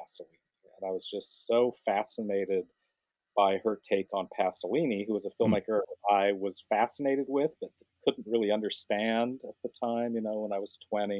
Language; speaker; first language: English; native; English